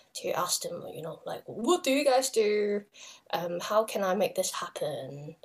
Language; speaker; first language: English; non-native, local second language; Cantonese